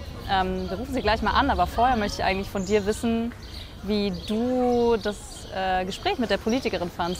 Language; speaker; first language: German; native; German